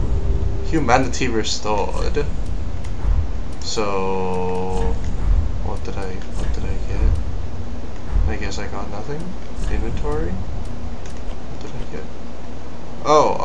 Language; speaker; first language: English; native; English